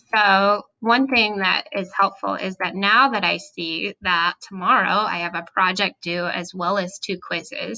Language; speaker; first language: English; native; English